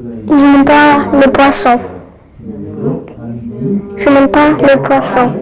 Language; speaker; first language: French; non-native, learner; English